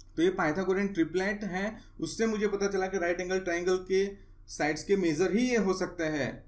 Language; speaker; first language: Hindi; non-native, local second language; Gujarati